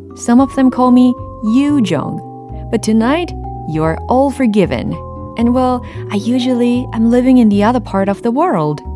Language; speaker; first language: English; non-native, fluent; Korean